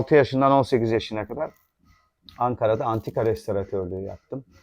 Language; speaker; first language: Turkish; native; Turkish